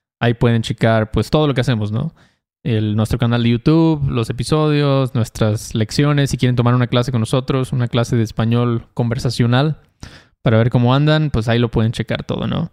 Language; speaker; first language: Spanish; native; Spanish